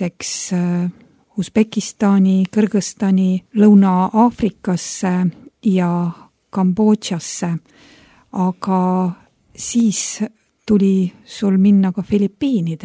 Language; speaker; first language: Estonian; native; Estonian